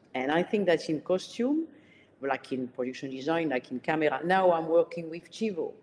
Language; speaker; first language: English; early bilingual, other home language; Arabic